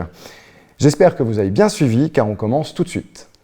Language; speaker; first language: French; native; French